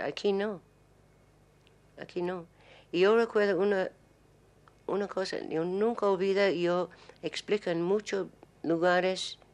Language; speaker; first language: Spanish; non-native, learner; English